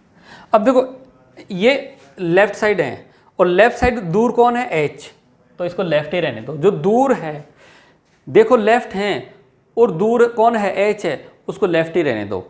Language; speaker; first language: Hindi; native; Hindi